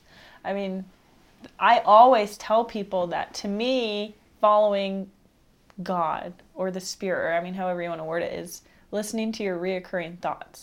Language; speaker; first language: English; native; English